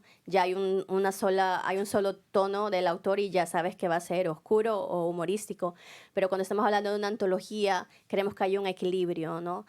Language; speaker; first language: Spanish; native; Spanish